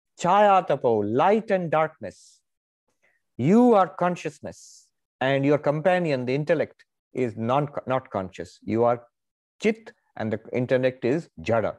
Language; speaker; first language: English; non-native, local second language; Bangla